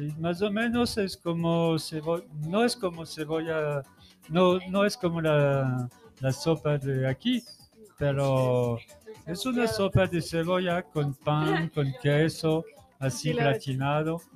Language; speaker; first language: Spanish; non-native, learner; French